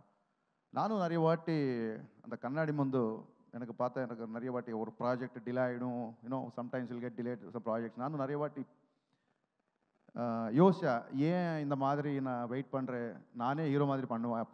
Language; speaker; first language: Tamil; non-native, learner; Telugu